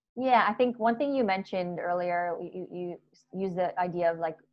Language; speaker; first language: English; native; English